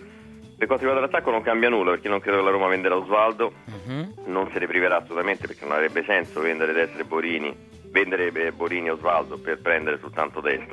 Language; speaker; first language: Italian; native; Italian